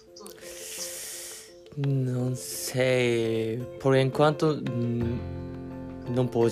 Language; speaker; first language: Portuguese; non-native, learner; Japanese